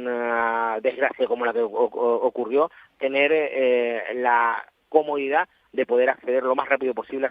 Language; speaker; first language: Spanish; native; Spanish